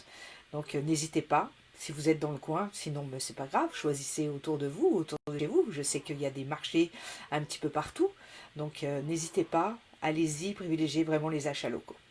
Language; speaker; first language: French; native; French